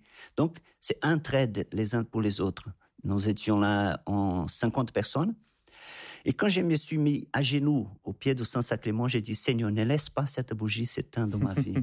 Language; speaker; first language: French; non-native, fluent; Portuguese